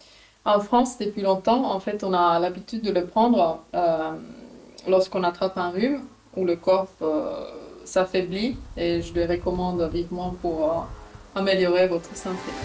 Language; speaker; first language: French; non-native, fluent; Finnish